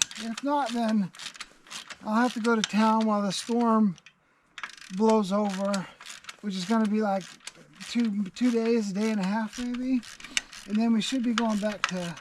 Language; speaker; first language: English; native; English